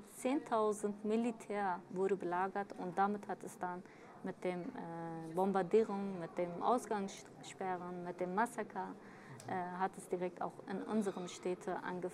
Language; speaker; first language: German; early bilingual, other home language; Kurdish